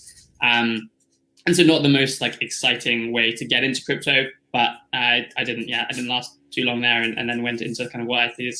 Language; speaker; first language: English; native; English